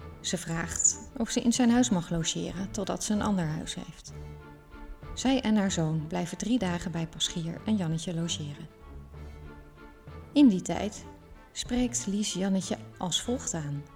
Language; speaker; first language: Dutch; native; Dutch